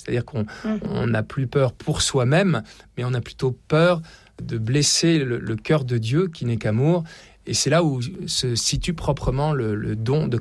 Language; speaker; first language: French; native; French